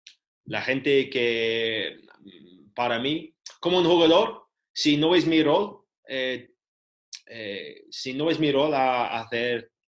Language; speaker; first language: Spanish; non-native, learner; English